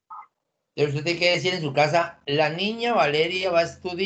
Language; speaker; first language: Spanish; native; Spanish